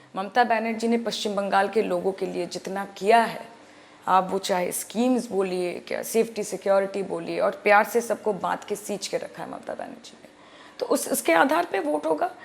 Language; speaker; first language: Hindi; non-native, local second language; Bangla